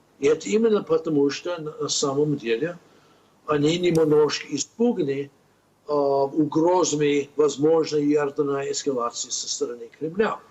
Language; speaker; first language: Russian; non-native, fluent; English